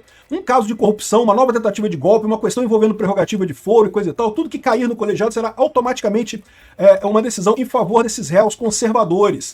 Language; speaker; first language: Portuguese; native; Portuguese